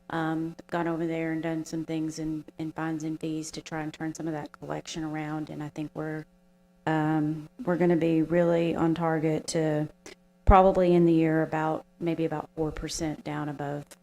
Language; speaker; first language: English; native; English